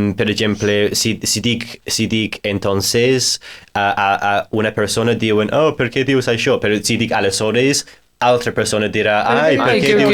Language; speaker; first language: Catalan; non-native, fluent; English